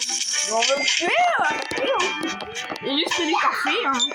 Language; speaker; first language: French; native; French